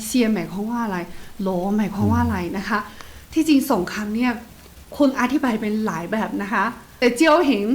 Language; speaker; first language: Thai; non-native, fluent; Chinese